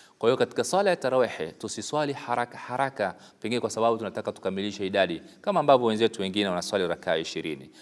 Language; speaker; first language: Swahili; native; Swahili